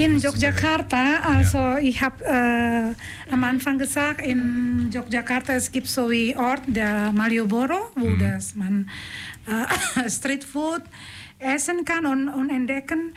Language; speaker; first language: German; non-native, learner; Indonesian